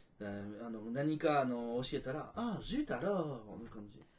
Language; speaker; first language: Japanese; non-native, fluent; French